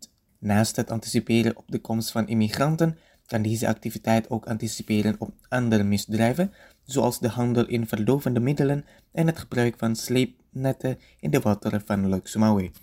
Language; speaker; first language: Dutch; non-native, fluent; Indonesian